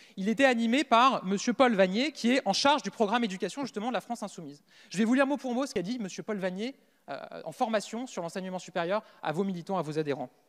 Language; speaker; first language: French; native; French